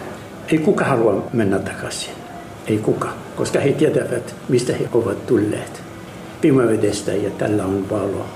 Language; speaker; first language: Finnish; non-native, fluent; Arabic